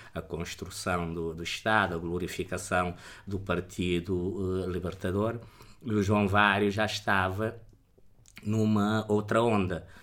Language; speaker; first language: Portuguese; non-native, local second language; Kabuverdianu